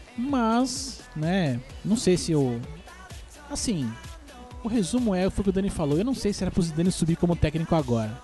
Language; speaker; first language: Portuguese; native; Portuguese